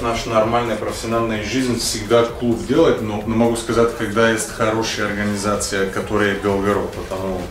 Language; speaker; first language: Russian; non-native, learner; Bulgarian